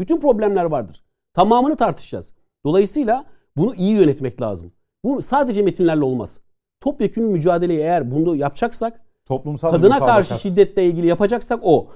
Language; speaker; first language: Turkish; native; Turkish